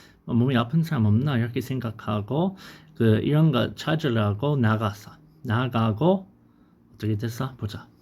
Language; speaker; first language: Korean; non-native, learner; English